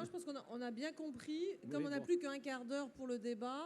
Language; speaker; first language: French; native; French